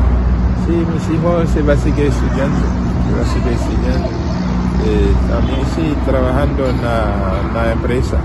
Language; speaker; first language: Spanish; non-native, learner; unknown